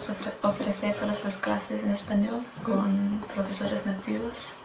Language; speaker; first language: Spanish; non-native, learner; English